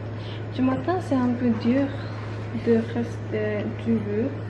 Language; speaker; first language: French; non-native, learner; Japanese